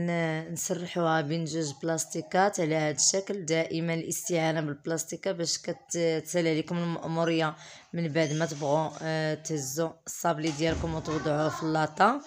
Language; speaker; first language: Arabic; native; Arabic